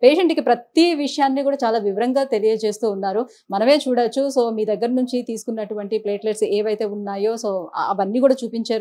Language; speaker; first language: Telugu; native; Telugu